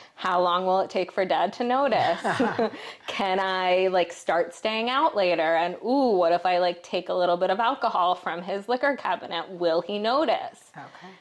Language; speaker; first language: English; native; English